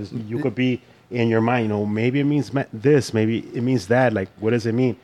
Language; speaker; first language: English; early bilingual, other home language; Spanish